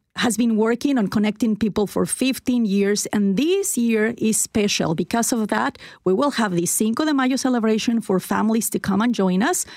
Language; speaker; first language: English; non-native, fluent; Spanish